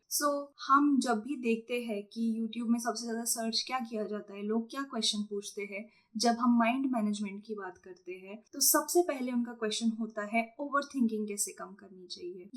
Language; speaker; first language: Hindi; non-native, local second language; Marathi